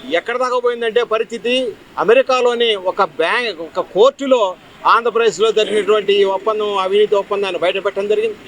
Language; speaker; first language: Telugu; native; Telugu